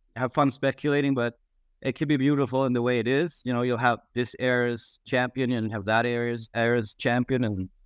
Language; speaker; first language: English; non-native, fluent; Swedish